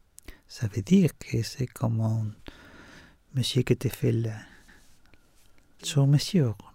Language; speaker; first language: French; non-native, fluent; Spanish